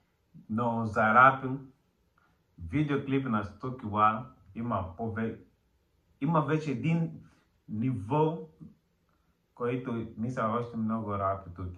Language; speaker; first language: Bulgarian; non-native, learner; Portuguese